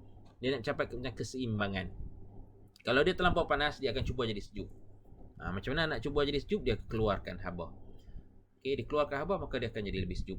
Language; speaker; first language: Malay; native; Malay